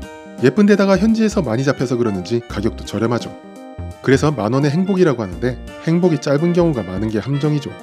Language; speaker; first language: Korean; native; Korean